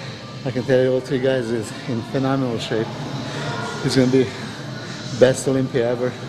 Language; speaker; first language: English; non-native, fluent; Serbian